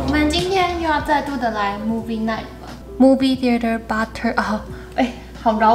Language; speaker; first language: Chinese; native; Chinese